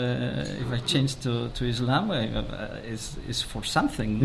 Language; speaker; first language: English; non-native, learner; Spanish